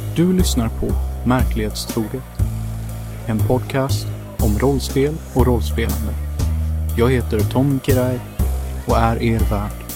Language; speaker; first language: Swedish; early bilingual, other home language; Hungarian